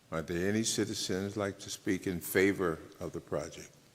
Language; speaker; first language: English; native; English